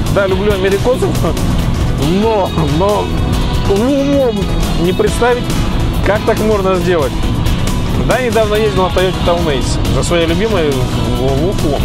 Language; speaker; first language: Russian; native; Russian